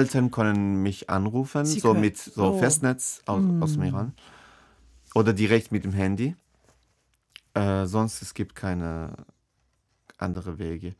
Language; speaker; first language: German; non-native, learner; Persian